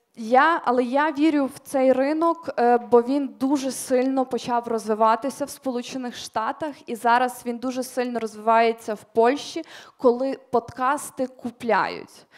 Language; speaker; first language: Ukrainian; native; Ukrainian